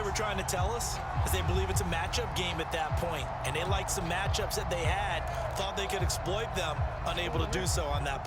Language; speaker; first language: English; native; English